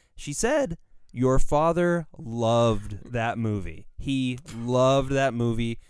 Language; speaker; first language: English; early bilingual, other home language; Spanish